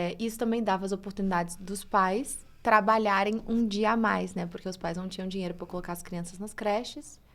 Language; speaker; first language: Portuguese; early bilingual, heritage; English